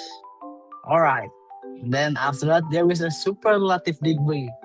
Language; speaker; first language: English; non-native, learner; Indonesian